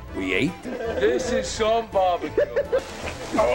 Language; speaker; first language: English; native; English